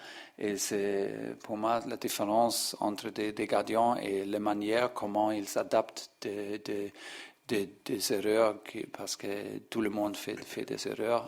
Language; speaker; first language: French; non-native, learner; German